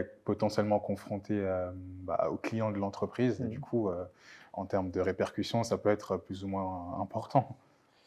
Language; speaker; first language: French; native; French